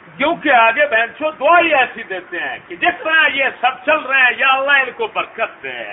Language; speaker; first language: Urdu; non-native, local second language; Punjabi